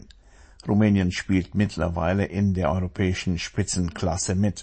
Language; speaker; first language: German; native; German